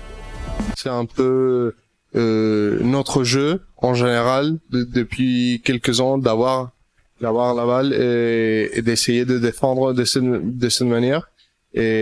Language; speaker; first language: French; non-native, fluent; Spanish